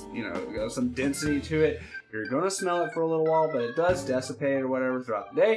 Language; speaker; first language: English; native; English